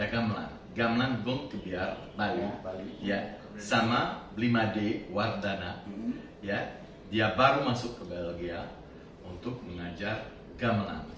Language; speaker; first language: Indonesian; non-native, fluent; French